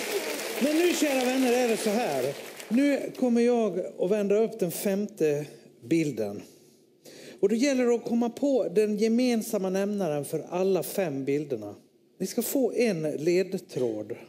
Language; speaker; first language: Swedish; native; Swedish